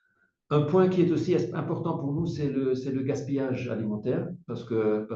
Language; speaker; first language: French; non-native, fluent; German